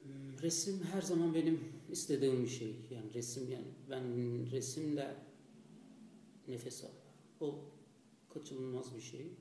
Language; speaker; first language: Turkish; non-native, fluent; Azerbaijani